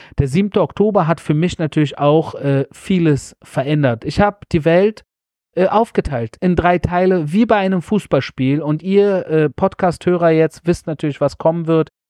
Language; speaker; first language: German; early bilingual, other home language; Persian